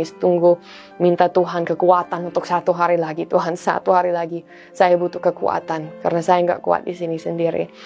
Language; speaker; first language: Indonesian; non-native, fluent; English